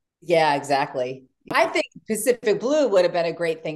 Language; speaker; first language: English; native; English